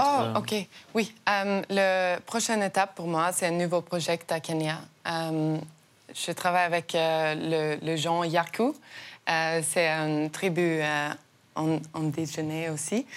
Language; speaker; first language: French; non-native, learner; Norwegian